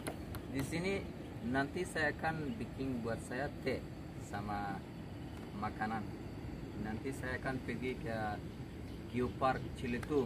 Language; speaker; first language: Indonesian; non-native, learner; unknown